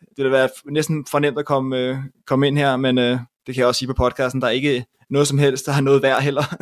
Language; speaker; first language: Danish; native; Danish